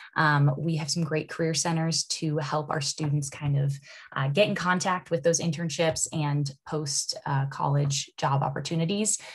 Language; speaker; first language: English; native; English